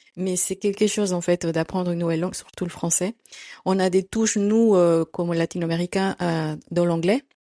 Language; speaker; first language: French; non-native, fluent; Spanish